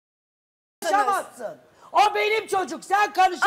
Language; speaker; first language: Turkish; native; Turkish